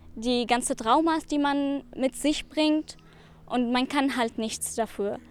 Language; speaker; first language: German; non-native, fluent; Arabic